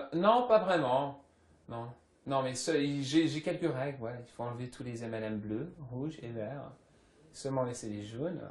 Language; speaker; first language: French; early bilingual, other home language; English